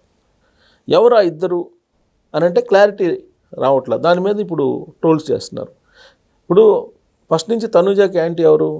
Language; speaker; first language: Telugu; native; Telugu